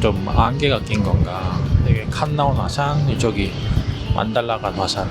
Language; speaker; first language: Korean; native; Korean